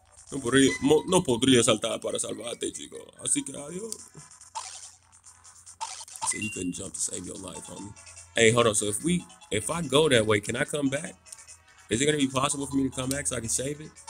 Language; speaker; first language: English; native; English